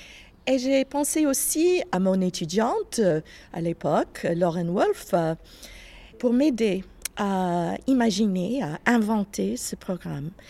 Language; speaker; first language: French; non-native, fluent; English